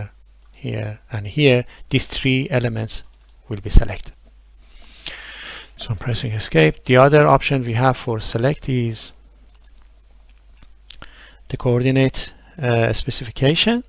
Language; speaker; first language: English; non-native, fluent; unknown